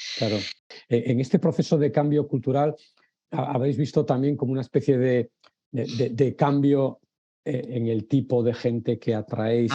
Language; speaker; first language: Spanish; native; Spanish